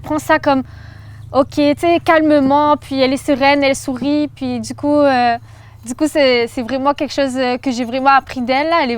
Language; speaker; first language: French; native; French